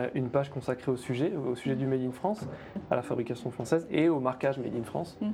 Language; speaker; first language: French; native; French